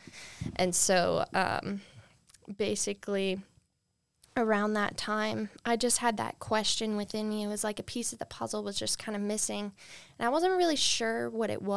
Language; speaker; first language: English; native; English